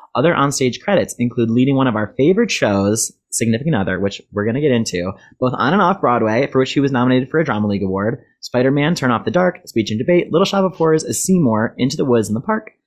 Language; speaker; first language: English; native; English